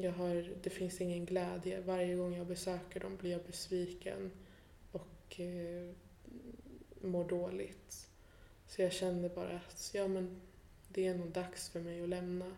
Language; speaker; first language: Swedish; early bilingual, other home language; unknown